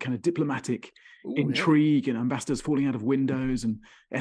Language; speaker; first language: English; native; English